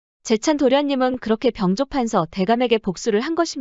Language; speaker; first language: Korean; native; Korean